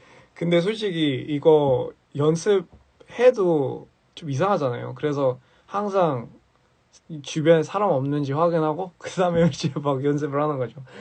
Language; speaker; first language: Korean; early bilingual, heritage; English